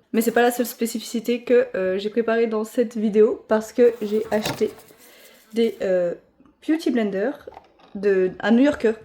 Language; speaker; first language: French; native; French